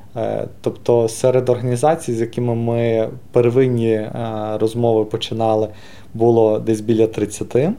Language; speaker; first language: Ukrainian; native; Ukrainian